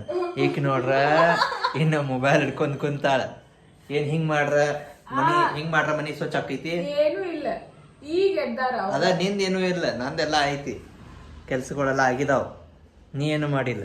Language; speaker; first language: Kannada; native; Kannada